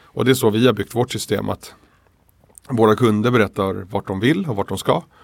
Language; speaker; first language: Swedish; early bilingual, other home language; Spanish